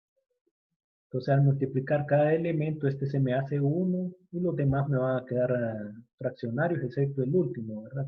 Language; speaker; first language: Spanish; native; Spanish